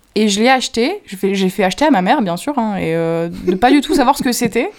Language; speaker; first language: French; native; French